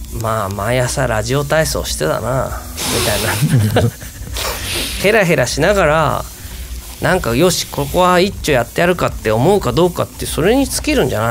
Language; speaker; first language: Japanese; native; Japanese